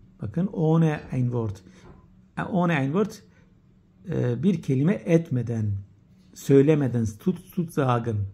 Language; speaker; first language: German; non-native, fluent; Turkish